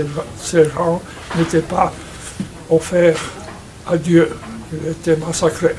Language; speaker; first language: French; non-native, fluent; Polish